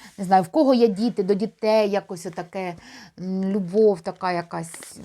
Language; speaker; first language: Ukrainian; non-native, local second language; Russian